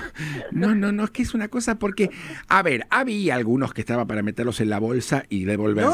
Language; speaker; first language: Spanish; native; Spanish